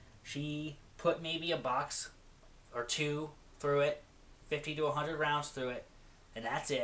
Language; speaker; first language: English; native; English